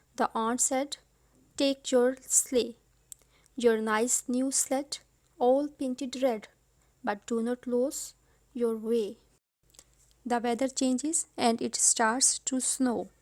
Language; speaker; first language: English; non-native, local second language; Urdu